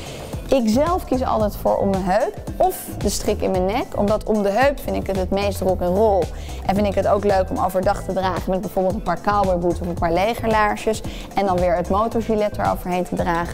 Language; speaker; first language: Dutch; native; Dutch